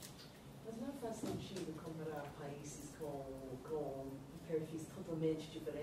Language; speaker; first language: Portuguese; non-native, learner; English